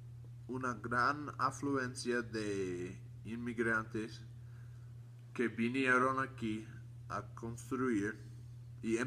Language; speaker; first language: Spanish; non-native, learner; English